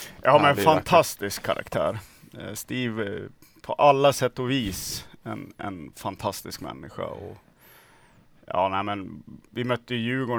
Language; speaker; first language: Swedish; native; Swedish